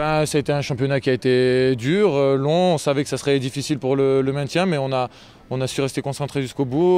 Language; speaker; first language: French; native; French